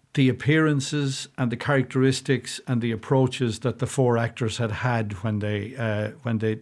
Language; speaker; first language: English; native; English